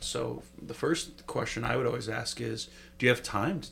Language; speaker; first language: English; native; English